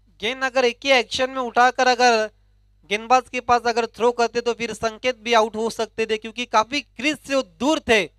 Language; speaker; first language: Hindi; non-native, local second language; Marathi